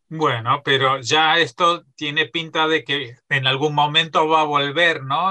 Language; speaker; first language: Spanish; native; Spanish